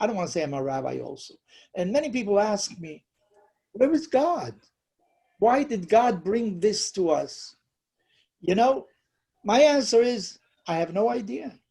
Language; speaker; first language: English; non-native, fluent; Spanish